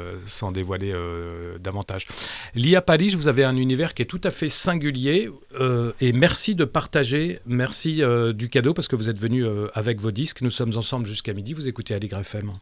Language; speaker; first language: French; native; French